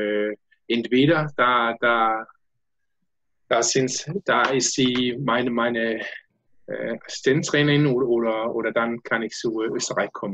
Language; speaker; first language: German; non-native, learner; Danish